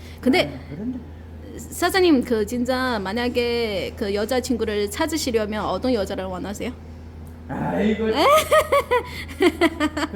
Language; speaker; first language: Korean; non-native, local second language; Chinese